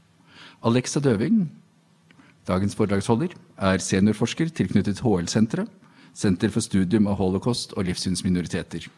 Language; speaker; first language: Norwegian; native; Norwegian